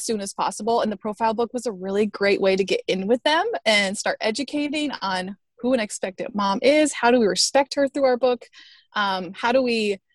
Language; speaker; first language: English; native; English